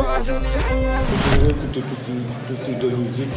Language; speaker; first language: French; native; French